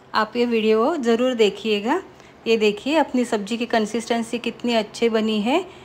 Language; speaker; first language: Hindi; non-native, local second language; Marathi